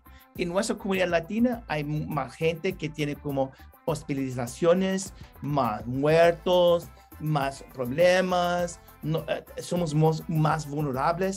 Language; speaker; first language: Spanish; non-native, learner; English